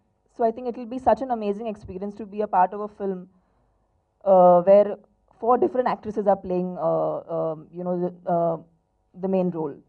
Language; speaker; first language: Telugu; non-native, fluent; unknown